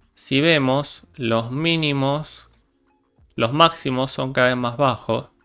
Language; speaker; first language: Spanish; native; Spanish